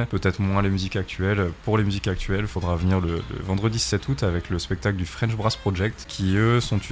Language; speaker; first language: French; native; French